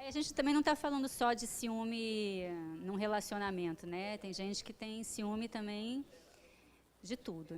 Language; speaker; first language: Portuguese; native; Portuguese